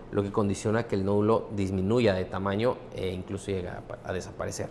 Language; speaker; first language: Spanish; native; Spanish